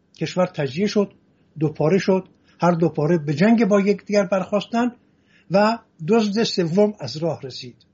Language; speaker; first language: Persian; non-native, local second language; Assyrian Neo-Aramaic